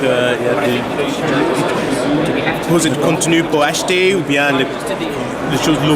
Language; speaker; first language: French; non-native, learner; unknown